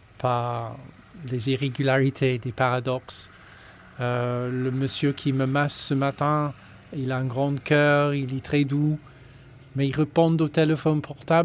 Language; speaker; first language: French; non-native, fluent; English